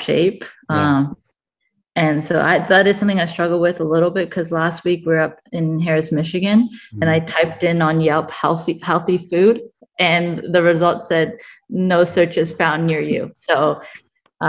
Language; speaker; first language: English; native; English